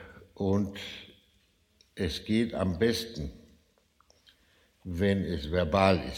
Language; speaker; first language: German; non-native, fluent; Danish